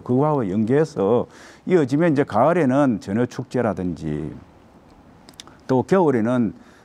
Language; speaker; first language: Korean; native; Korean